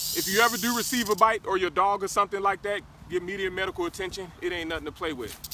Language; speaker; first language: English; native; English